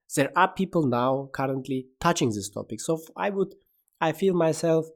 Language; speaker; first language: English; non-native, fluent; Uzbek